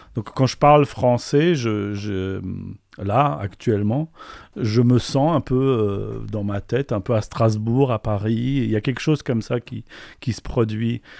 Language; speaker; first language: French; non-native, local second language; Polish